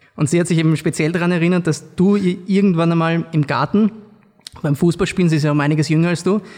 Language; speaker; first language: German; native; German